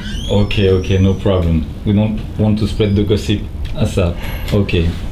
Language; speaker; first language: English; non-native, fluent; French